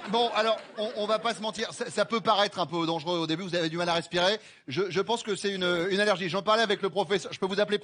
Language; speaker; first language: French; native; French